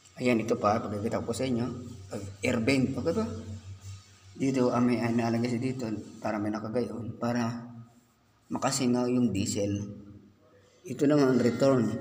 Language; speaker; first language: Filipino; non-native, local second language; Cebuano